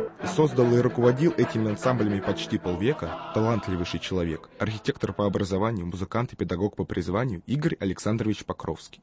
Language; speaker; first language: Russian; native; Russian